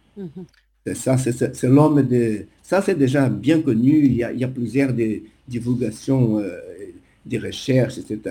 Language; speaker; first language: French; non-native, fluent; Portuguese